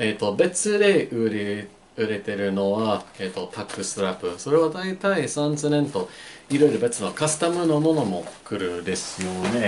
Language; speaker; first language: Japanese; non-native, learner; English